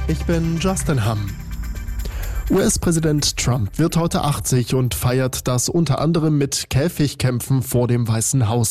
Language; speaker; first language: German; native; German